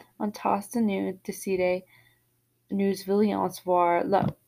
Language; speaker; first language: French; non-native, learner; English